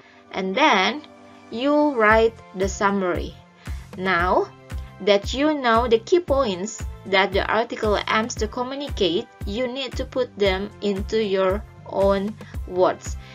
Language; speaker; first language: English; non-native, fluent; Indonesian